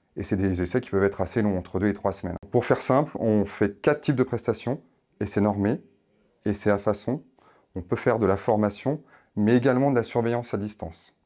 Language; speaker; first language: French; native; French